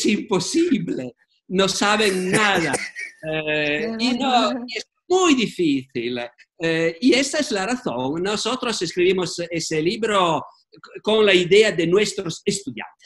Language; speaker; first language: Spanish; non-native, fluent; Italian